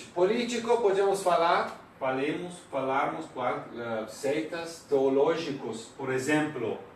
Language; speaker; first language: Portuguese; non-native, learner; Persian